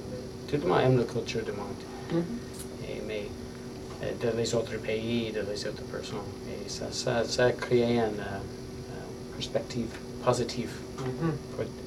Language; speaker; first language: French; non-native, learner; English